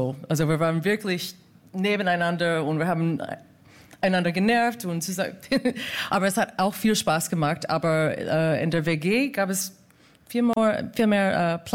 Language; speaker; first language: German; non-native, fluent; English